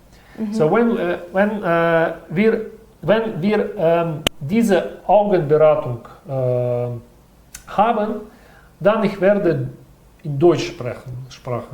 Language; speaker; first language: German; non-native, learner; Russian